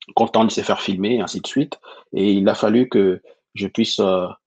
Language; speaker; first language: French; non-native, local second language; Lingala